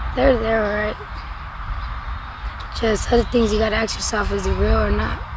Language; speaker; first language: English; non-native, fluent; Spanish